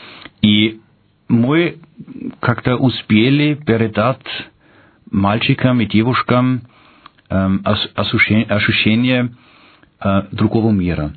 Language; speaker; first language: Russian; non-native, fluent; German